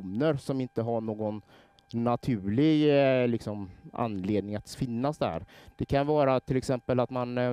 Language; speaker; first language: Swedish; native; Swedish